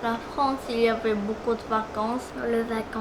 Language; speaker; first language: French; non-native, learner; Korean